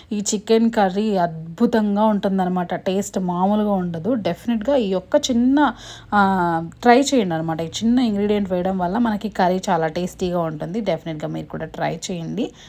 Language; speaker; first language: Telugu; non-native, local second language; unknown